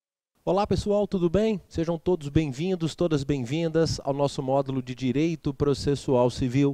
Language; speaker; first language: Portuguese; native; Portuguese